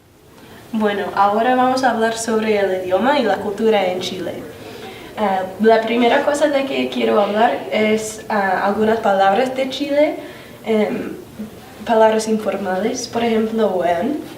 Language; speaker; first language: Spanish; non-native, learner; English